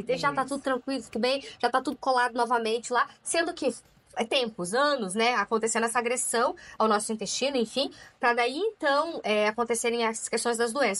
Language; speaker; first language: Portuguese; native; Portuguese